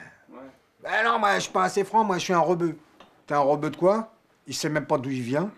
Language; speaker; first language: French; early bilingual, other home language; Arabic